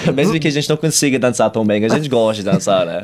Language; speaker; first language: Portuguese; non-native, fluent; English